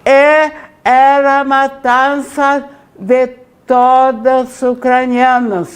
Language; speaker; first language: Portuguese; early bilingual, other home language; Ukrainian